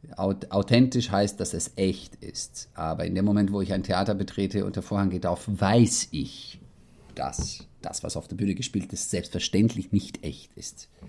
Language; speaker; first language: German; early bilingual, heritage; Italian